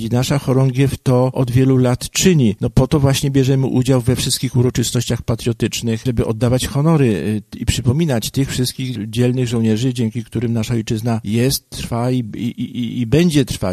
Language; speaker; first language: Polish; native; Polish